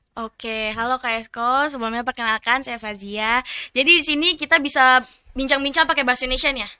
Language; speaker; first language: Indonesian; native; Indonesian